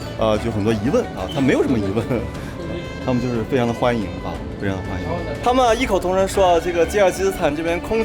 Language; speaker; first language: Chinese; native; Chinese